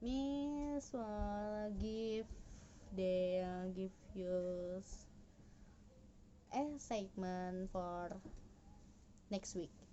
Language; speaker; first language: English; non-native, learner; Indonesian